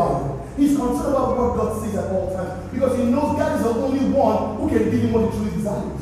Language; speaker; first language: English; non-native, local second language; Yoruba